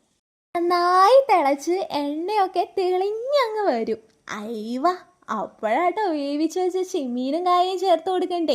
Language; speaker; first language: Malayalam; native; Malayalam